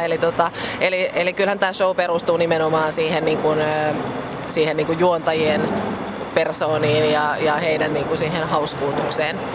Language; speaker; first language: Finnish; native; Finnish